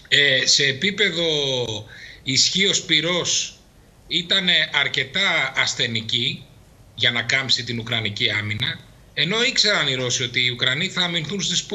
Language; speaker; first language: Greek; native; Greek